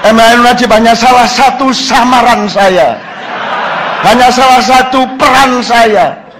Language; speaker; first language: Indonesian; non-native, local second language; Javanese